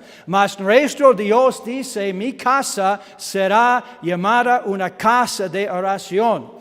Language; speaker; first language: Spanish; non-native, learner; English